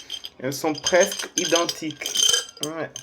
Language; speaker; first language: French; non-native, fluent; Portuguese